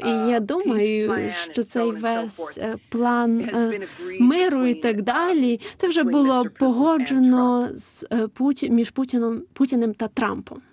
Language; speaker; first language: Ukrainian; non-native, fluent; English